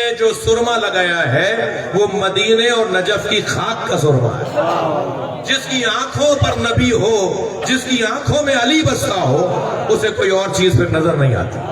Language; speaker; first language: Urdu; native; Urdu